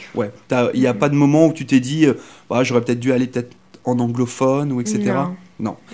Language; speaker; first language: French; native; French